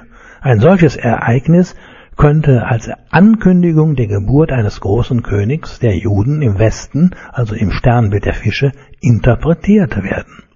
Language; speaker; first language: German; native; German